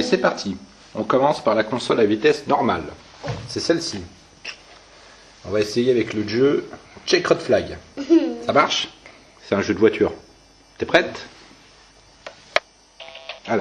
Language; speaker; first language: French; native; French